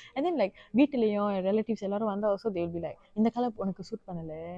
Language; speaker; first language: English; non-native, local second language; Tamil